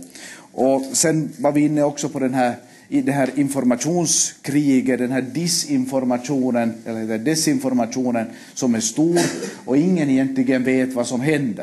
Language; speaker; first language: Swedish; native; Swedish